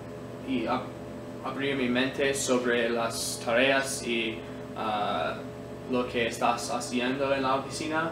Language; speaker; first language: Spanish; non-native, learner; English